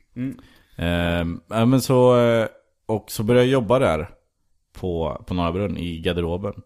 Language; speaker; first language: Swedish; native; Swedish